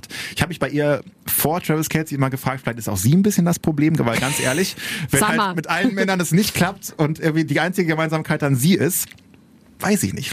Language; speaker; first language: German; native; German